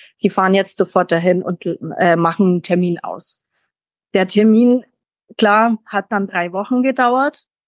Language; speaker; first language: German; early bilingual, heritage; German